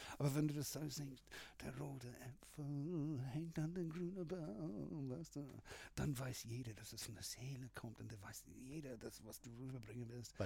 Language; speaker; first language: German; non-native, fluent; English